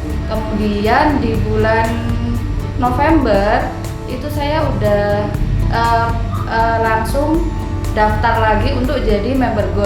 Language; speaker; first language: Indonesian; native; Indonesian